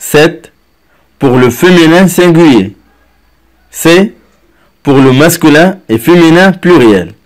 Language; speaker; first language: French; non-native, local second language; Arabic